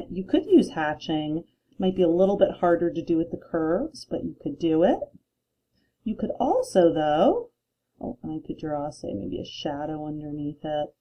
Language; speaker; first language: English; native; English